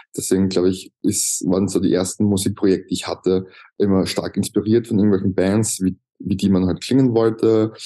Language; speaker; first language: German; native; German